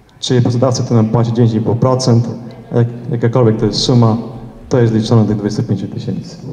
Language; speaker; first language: Polish; early bilingual, heritage; Polish